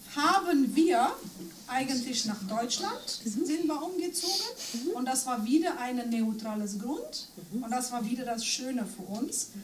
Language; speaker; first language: German; non-native, fluent; Macedonian